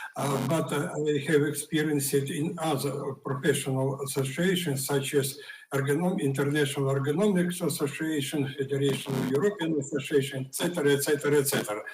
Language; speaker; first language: English; non-native, fluent; Ukrainian